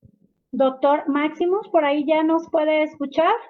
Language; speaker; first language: Spanish; native; Spanish